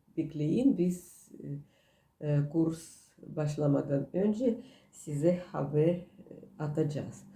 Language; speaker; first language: Turkish; non-native, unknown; Russian